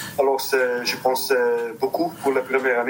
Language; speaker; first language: French; non-native, local second language; Dutch